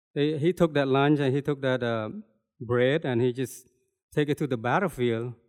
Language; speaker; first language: English; non-native, fluent; Khmer